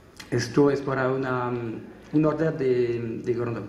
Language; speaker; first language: Spanish; non-native, learner; French